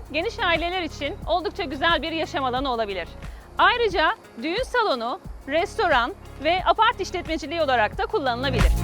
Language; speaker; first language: Turkish; native; Turkish